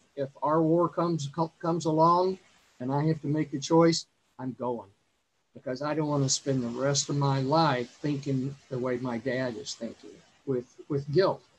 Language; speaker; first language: English; native; English